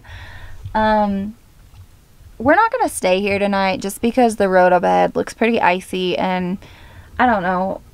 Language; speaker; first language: English; native; English